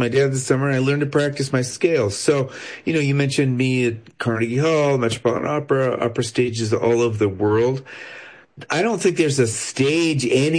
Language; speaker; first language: English; native; English